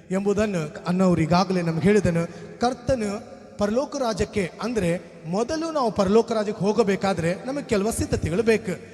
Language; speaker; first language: Kannada; non-native, local second language; Telugu